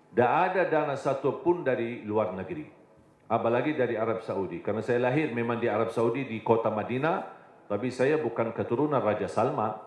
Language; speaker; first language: Indonesian; non-native, fluent; Arabic